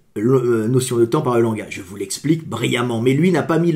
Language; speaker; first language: French; native; French